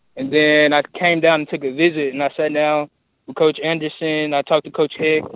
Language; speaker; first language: English; native; English